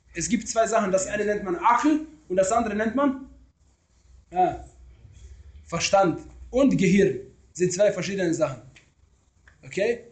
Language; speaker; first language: German; non-native, fluent; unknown